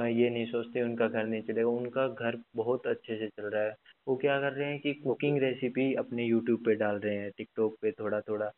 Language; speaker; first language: Hindi; native; Hindi